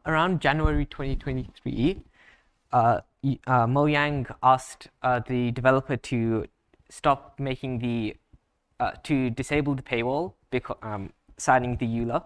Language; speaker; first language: English; native; English